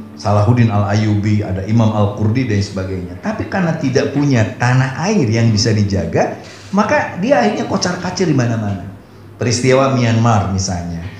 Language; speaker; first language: Indonesian; non-native, local second language; Javanese